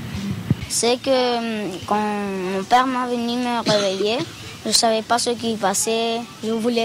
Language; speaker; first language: French; non-native, learner; Spanish